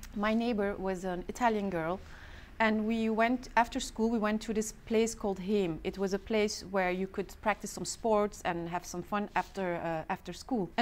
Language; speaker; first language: English; non-native, fluent; Turkish